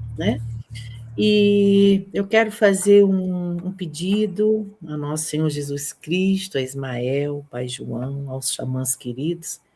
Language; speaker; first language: Portuguese; native; Portuguese